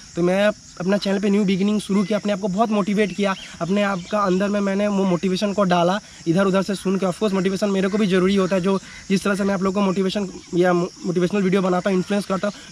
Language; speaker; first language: Hindi; non-native, local second language; Bangla